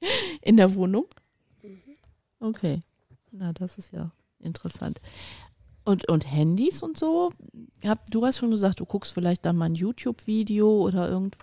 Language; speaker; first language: German; native; German